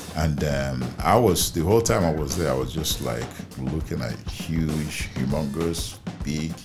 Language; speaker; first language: English; non-native, local second language; Igbo